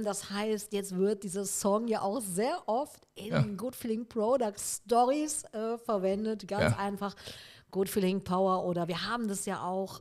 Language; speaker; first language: German; native; German